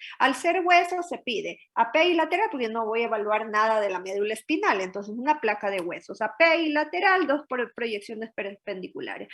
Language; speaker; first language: Spanish; native; Spanish